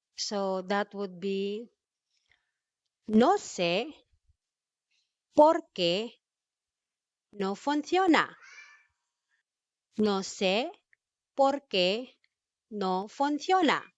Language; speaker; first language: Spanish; non-native, fluent; Filipino